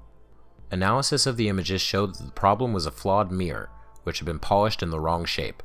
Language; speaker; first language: English; native; English